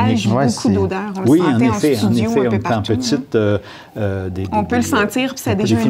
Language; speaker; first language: French; native; French